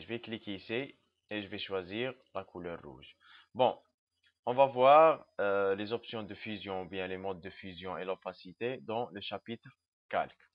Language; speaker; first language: French; non-native, local second language; Arabic